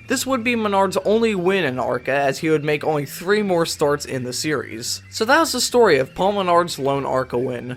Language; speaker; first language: English; native; English